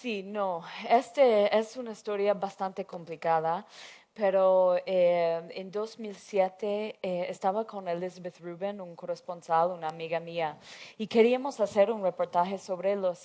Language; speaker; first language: Spanish; non-native, fluent; English